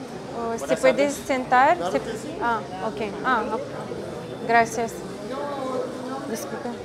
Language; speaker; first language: Spanish; non-native, learner; Romanian